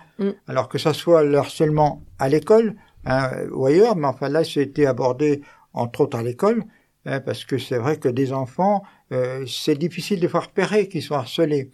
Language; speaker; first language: French; native; French